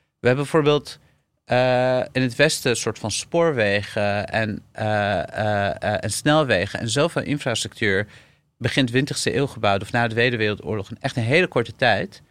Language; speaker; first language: Dutch; early bilingual, other home language; Arabic